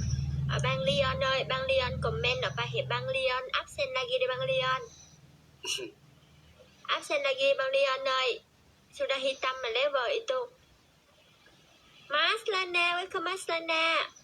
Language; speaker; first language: Indonesian; non-native, learner; Vietnamese